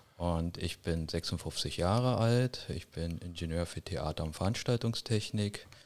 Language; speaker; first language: German; native; German